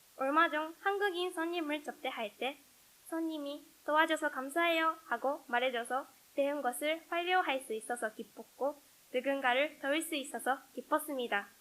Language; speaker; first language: Korean; non-native, learner; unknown